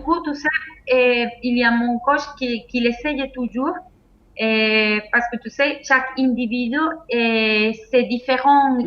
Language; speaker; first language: French; non-native, fluent; Spanish